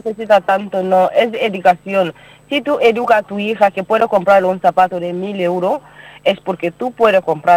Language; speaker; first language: Spanish; non-native, learner; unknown